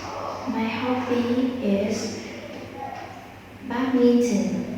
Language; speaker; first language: English; non-native, learner; Vietnamese